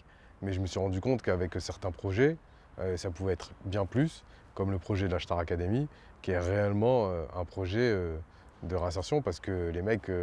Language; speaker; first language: French; native; French